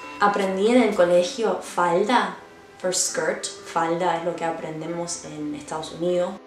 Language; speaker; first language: Spanish; non-native, fluent; English